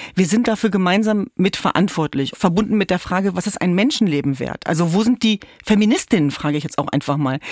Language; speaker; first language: German; native; German